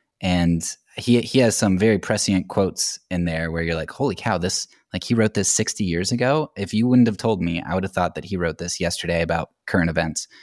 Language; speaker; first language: English; native; English